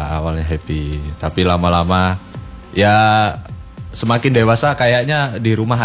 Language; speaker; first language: Indonesian; native; Indonesian